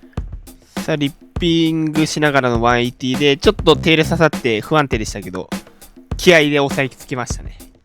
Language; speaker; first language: Japanese; native; Japanese